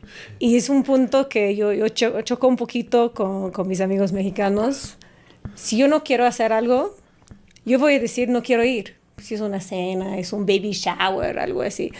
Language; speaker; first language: Spanish; non-native, fluent; English